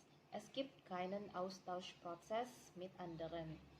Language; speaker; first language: German; non-native, learner; Indonesian